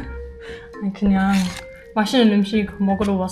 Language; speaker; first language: Korean; non-native, learner; German